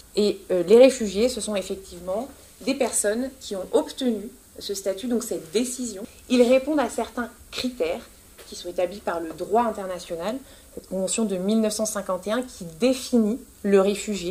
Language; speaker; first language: French; native; French